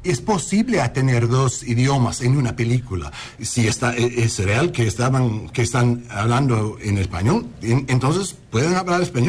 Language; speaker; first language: Spanish; early bilingual, heritage; English